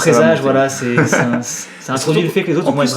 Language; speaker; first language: French; native; French